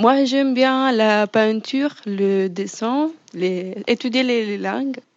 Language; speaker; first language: French; non-native, fluent; Italian